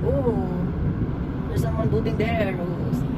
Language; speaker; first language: English; non-native, learner; Filipino